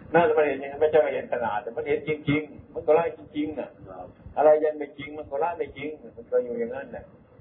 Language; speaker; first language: Thai; non-native, local second language; Lao